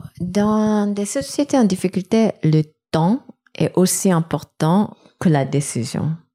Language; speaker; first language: French; non-native, fluent; Korean